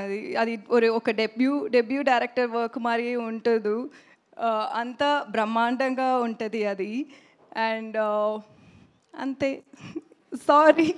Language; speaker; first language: Telugu; non-native, learner; Tamil